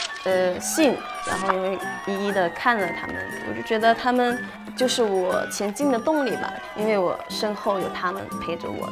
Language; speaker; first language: Chinese; native; Chinese